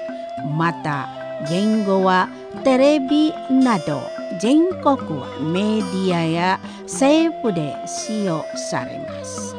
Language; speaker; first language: Japanese; non-native, fluent; Indonesian